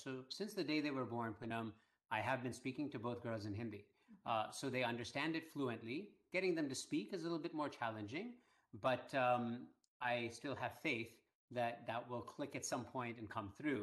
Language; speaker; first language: English; early bilingual, other home language; Hindi